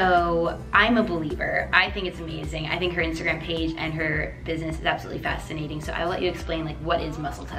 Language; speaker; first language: English; native; English